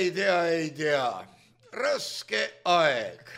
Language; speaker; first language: Estonian; native; Estonian